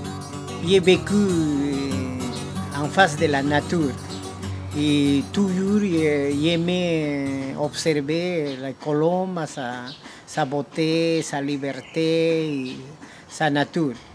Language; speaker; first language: French; non-native, learner; Spanish